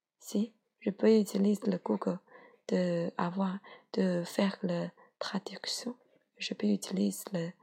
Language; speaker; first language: French; non-native, learner; Chinese